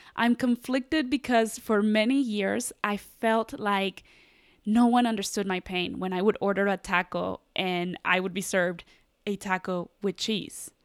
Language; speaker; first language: English; early bilingual, other home language; Spanish